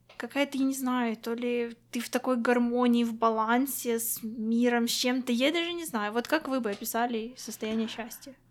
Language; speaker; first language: Russian; non-native, local second language; Ukrainian